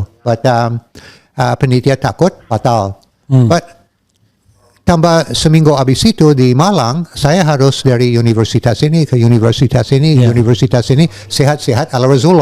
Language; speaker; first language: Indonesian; non-native, learner; English